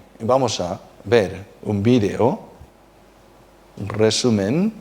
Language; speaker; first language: Spanish; non-native, fluent; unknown